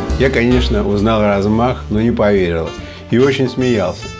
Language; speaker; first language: Russian; native; Russian